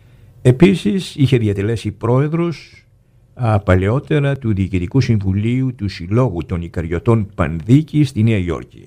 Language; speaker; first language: Greek; native; Greek